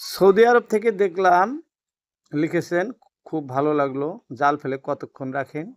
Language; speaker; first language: Bangla; non-native, local second language; Assamese